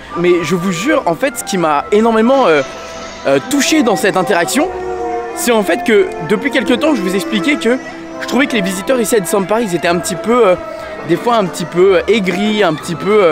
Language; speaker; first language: French; native; French